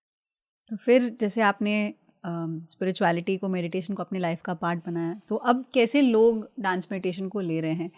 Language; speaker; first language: Hindi; native; Hindi